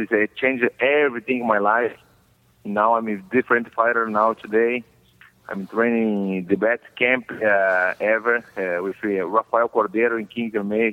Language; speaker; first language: English; non-native, learner; Portuguese